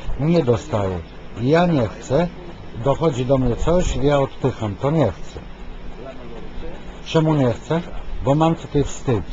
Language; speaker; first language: Polish; non-native, fluent; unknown